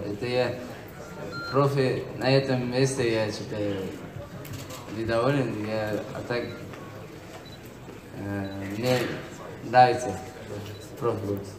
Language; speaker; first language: Russian; non-native, learner; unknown